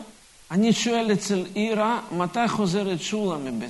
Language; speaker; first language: Hebrew; non-native, fluent; Russian